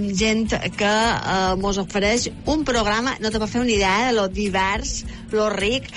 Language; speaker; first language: Catalan; native; Catalan